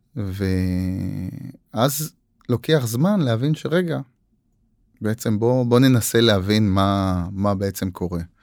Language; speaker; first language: Hebrew; native; Hebrew